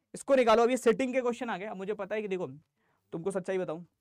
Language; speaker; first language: Hindi; native; Hindi